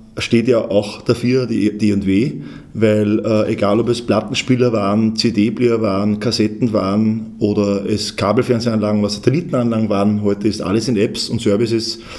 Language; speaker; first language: German; native; German